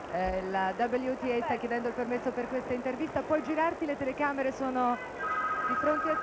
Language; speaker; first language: Italian; native; Italian